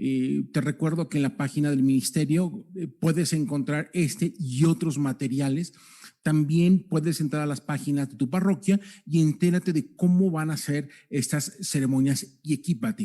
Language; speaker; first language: Spanish; native; Spanish